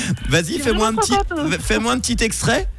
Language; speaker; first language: French; native; French